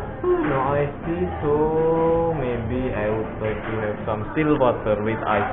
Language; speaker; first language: English; non-native, learner; Javanese